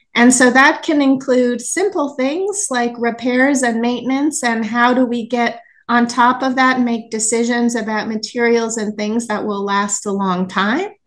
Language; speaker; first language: English; native; English